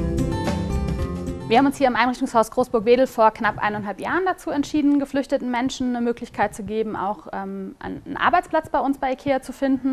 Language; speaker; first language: German; native; German